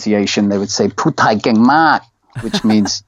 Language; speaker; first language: English; native; English